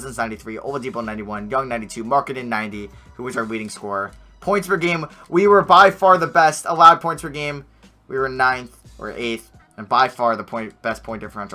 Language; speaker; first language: English; native; English